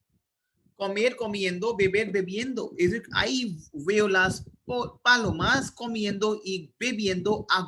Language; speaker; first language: Spanish; non-native, learner; Hindi